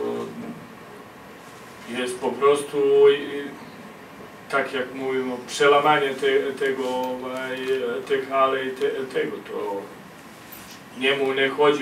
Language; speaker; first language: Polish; non-native, learner; Croatian